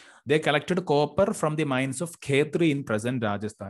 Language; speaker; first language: English; non-native, local second language; Malayalam